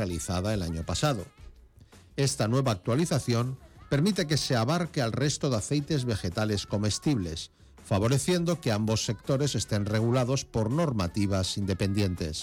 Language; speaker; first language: Spanish; native; Spanish